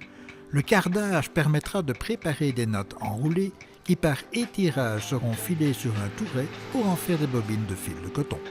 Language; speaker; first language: French; native; French